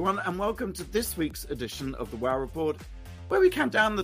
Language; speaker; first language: English; native; English